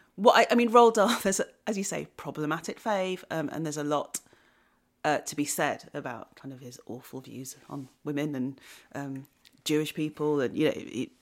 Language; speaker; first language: English; native; English